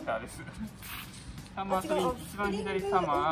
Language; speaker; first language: Japanese; native; Japanese